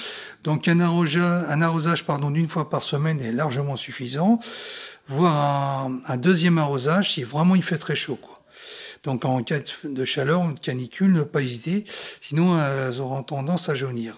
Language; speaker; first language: French; native; French